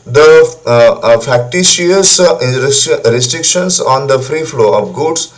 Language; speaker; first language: English; non-native, local second language; Marathi